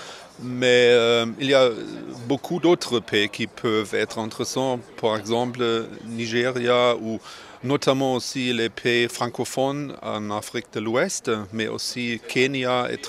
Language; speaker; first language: French; non-native, fluent; German